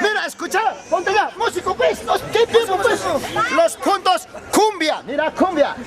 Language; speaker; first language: Spanish; native; Spanish